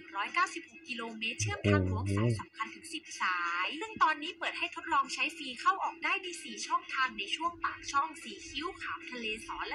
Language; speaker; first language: Thai; native; Thai